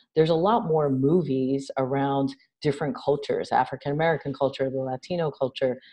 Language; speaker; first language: English; native; English